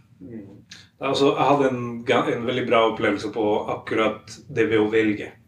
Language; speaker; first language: Norwegian; non-native, fluent; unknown